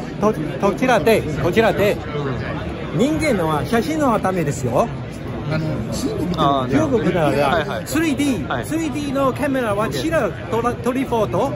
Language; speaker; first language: Japanese; non-native, learner; Chinese